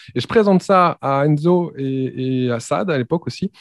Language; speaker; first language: French; native; French